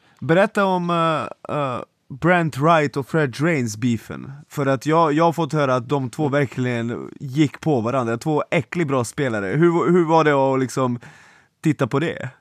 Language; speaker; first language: Swedish; non-native, fluent; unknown